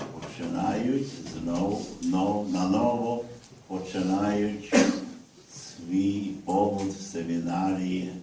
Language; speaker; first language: Ukrainian; early bilingual, heritage; Ukrainian